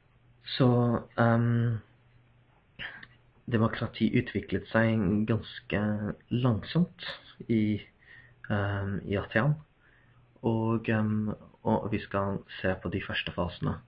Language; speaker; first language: Norwegian; non-native, fluent; English